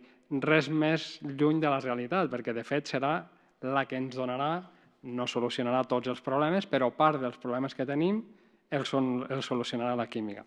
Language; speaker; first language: Catalan; native; Catalan